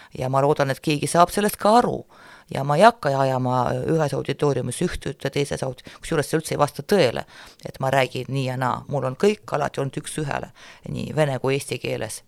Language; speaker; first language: Estonian; non-native, local second language; Russian